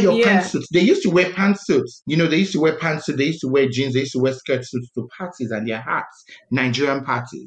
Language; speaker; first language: English; non-native, local second language; Yoruba